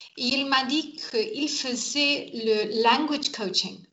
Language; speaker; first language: French; non-native, learner; English